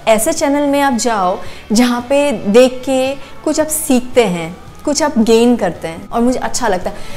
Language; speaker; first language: Hindi; non-native, local second language; Bangla